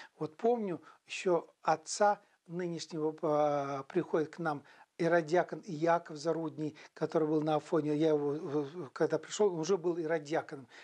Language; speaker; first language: Russian; non-native, local second language; Chuvash